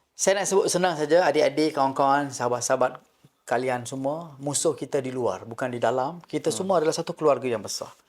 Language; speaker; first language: Malay; non-native, local second language; Tamil